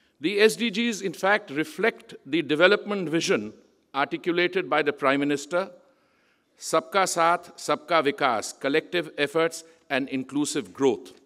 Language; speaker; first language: English; non-native, local second language; Punjabi